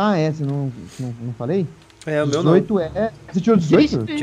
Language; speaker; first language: Portuguese; native; Portuguese